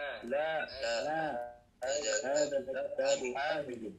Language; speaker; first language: Arabic; non-native, learner; Indonesian